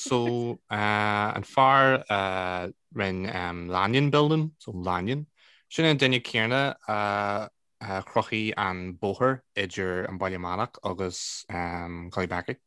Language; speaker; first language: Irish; non-native, local second language; English